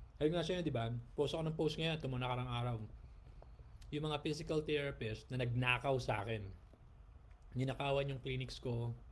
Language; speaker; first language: Filipino; native; Filipino